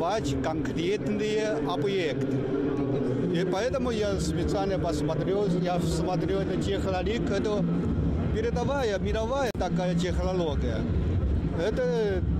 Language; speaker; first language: Russian; non-native, fluent; Chinese